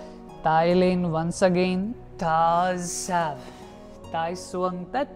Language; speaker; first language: Vietnamese; non-native, learner; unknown